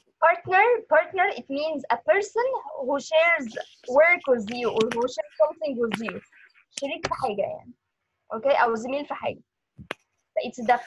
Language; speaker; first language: English; non-native, fluent; Arabic